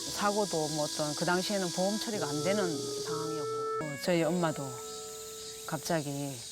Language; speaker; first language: Korean; native; Korean